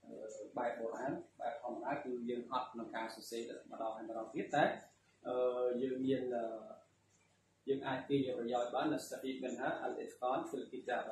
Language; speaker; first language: Arabic; non-native, fluent; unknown